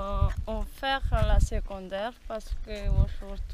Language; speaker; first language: French; non-native, local second language; Malagasy